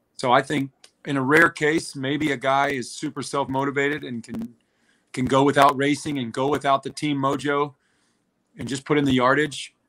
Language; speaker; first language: English; native; English